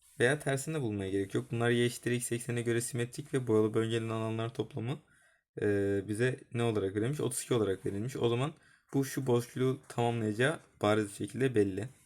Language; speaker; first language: Turkish; native; Turkish